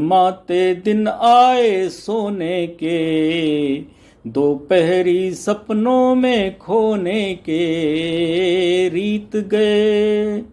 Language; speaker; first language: Hindi; native; Hindi